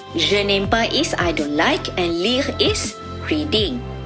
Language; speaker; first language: English; non-native, local second language; Malay